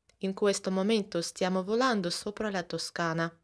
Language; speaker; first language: Italian; non-native, fluent; Russian